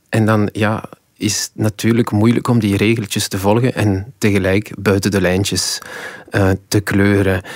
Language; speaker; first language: Dutch; native; Dutch